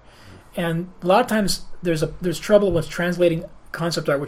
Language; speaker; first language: English; early bilingual, other home language; Greek